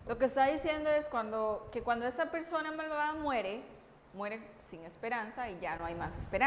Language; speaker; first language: Spanish; native; Spanish